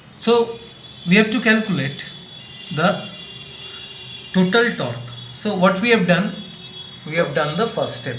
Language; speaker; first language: English; non-native, local second language; Bangla